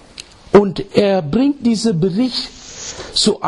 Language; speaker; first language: German; non-native, learner; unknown